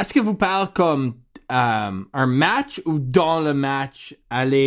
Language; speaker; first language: French; non-native, learner; English